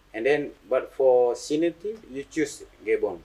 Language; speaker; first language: English; non-native, local second language; Malay